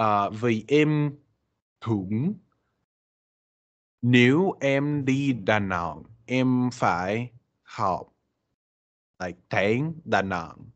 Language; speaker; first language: Vietnamese; non-native, learner; English